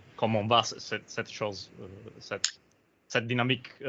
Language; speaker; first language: French; non-native, learner; Italian